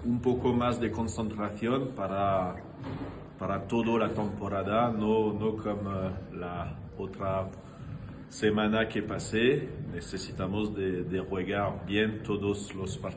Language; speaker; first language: Spanish; non-native, learner; French